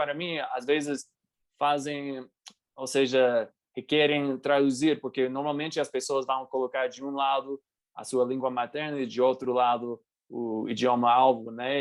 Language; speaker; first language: Portuguese; non-native, fluent; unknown